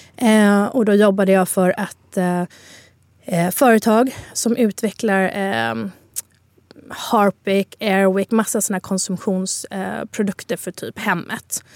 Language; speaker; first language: Swedish; early bilingual, other home language; Spanish